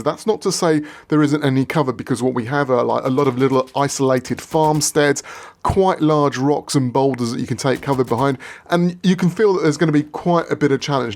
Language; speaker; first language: English; native; English